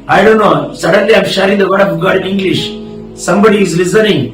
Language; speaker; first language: English; non-native, local second language; Tamil